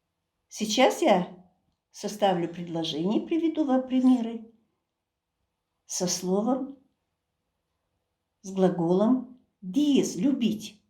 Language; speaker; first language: Russian; non-native, local second language; Chechen